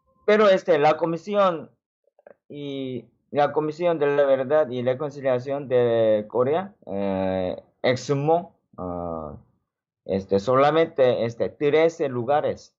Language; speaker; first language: Spanish; non-native, learner; Korean